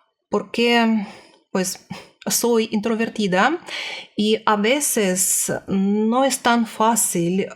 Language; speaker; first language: Spanish; non-native, learner; Russian